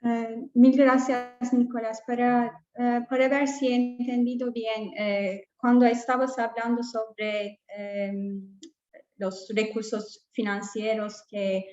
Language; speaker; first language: Spanish; non-native, fluent; English